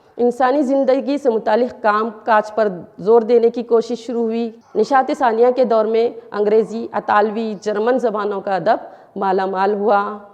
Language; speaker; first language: Urdu; native; Urdu